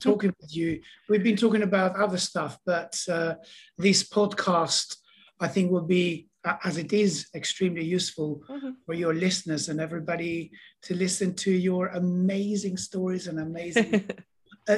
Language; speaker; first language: English; non-native, fluent; Albanian